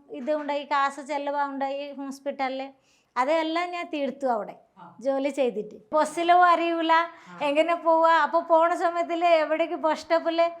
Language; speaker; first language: Malayalam; non-native, local second language; Odia